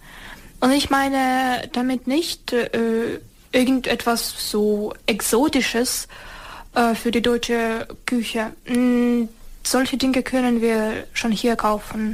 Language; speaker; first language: German; non-native, learner; Ukrainian